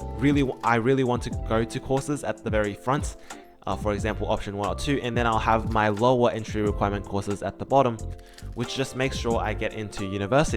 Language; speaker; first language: English; early bilingual, other home language; Chinese